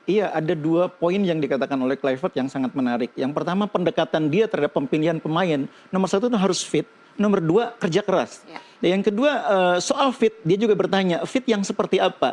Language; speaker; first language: Indonesian; native; Indonesian